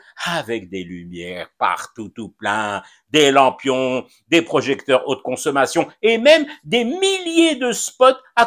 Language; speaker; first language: French; non-native, local second language; Arabic